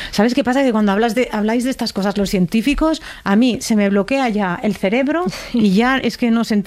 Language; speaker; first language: Spanish; native; Spanish